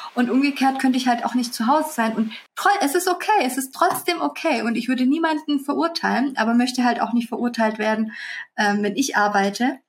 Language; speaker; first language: German; early bilingual, other home language; Russian